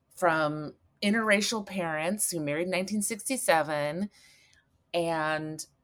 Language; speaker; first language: English; native; English